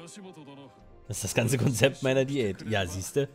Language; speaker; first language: German; native; German